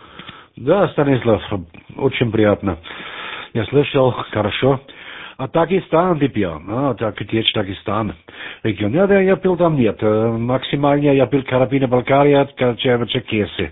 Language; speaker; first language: Russian; non-native, learner; German